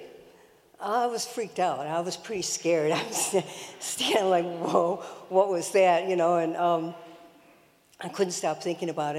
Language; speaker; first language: English; native; English